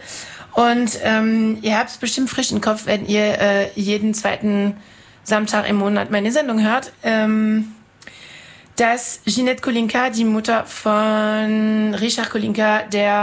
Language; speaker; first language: German; non-native, fluent; French